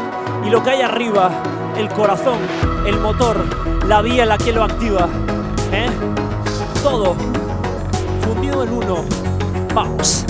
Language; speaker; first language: Spanish; native; Spanish